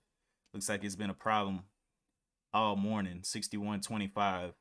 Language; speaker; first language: English; native; English